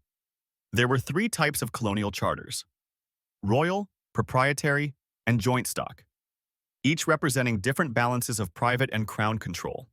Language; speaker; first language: English; native; English